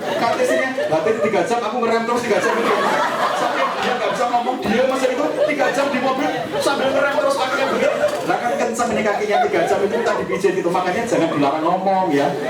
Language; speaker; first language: Indonesian; native; Indonesian